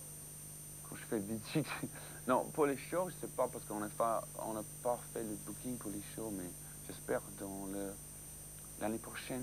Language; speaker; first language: French; non-native, learner; English